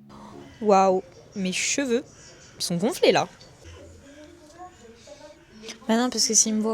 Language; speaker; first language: French; native; French